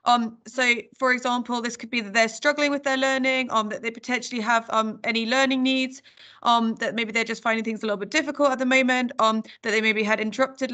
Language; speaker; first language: English; native; English